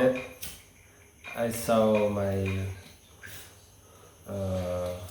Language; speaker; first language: English; non-native, learner; Indonesian